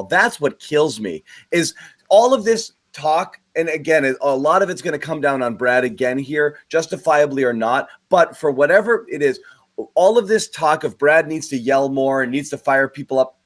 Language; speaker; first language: English; native; English